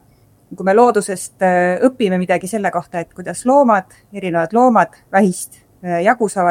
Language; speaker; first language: Estonian; native; Estonian